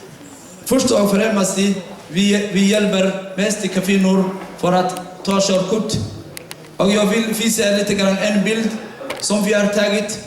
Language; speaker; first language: Swedish; non-native, fluent; Somali